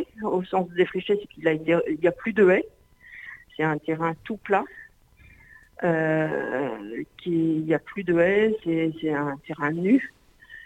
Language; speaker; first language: French; native; French